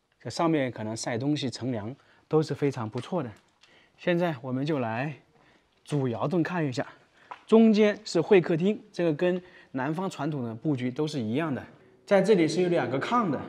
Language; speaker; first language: Chinese; native; Chinese